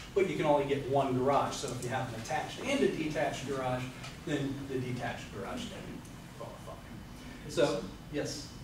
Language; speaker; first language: English; native; English